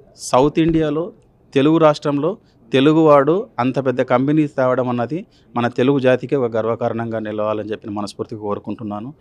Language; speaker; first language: Telugu; native; Telugu